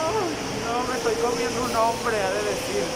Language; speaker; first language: Spanish; native; Spanish